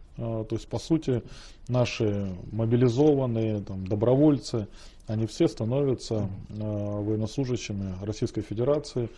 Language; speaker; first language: Russian; native; Russian